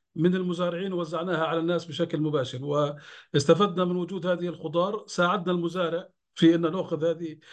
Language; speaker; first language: Arabic; native; Arabic